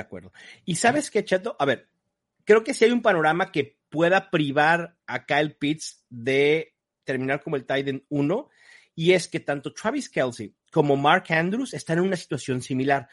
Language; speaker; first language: Spanish; native; Spanish